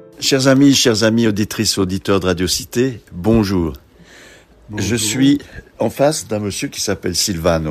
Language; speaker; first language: French; native; French